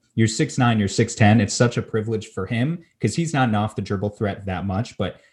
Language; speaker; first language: English; native; English